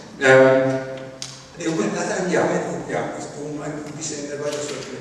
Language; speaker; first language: German; non-native, learner; Spanish